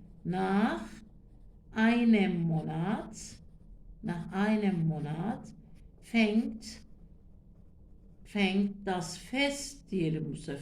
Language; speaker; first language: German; non-native, fluent; Turkish